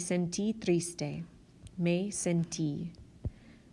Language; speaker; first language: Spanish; non-native, fluent; English